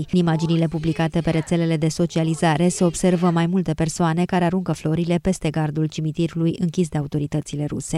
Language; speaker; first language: Romanian; native; Romanian